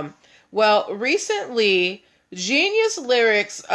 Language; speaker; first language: English; native; English